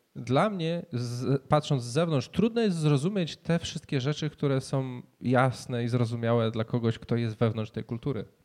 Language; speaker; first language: Polish; native; Polish